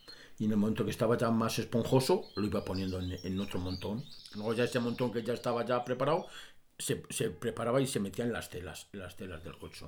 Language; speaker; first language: Spanish; native; Spanish